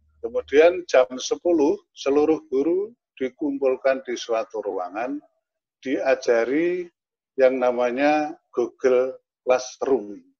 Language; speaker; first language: Indonesian; non-native, local second language; Javanese